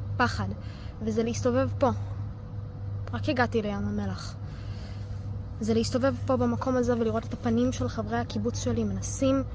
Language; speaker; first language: Hebrew; native; Hebrew